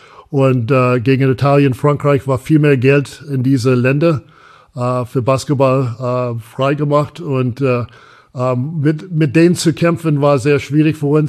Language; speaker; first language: German; non-native, fluent; English